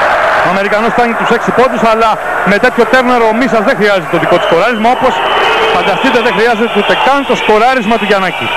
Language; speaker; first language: Greek; native; Greek